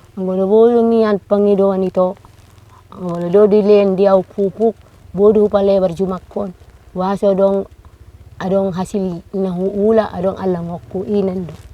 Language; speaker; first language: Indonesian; non-native, local second language; Batak Toba